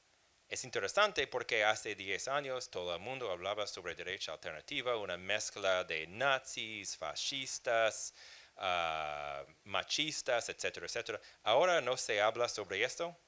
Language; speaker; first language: Spanish; non-native, fluent; English